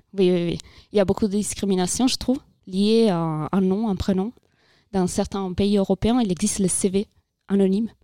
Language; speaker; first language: French; non-native, fluent; Italian